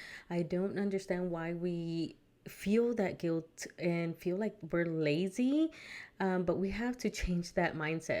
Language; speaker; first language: English; early bilingual, other home language; Spanish